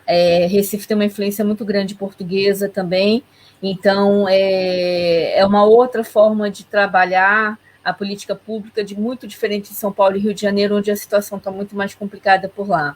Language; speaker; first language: Portuguese; native; Portuguese